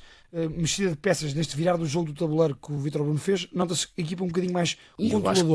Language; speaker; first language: Portuguese; native; Portuguese